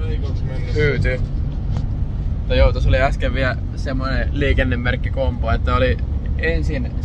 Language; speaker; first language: Finnish; native; Finnish